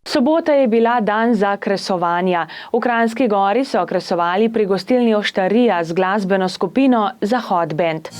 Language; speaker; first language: Slovenian; native; Slovenian